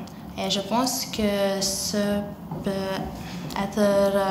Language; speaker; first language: French; non-native, learner; Lithuanian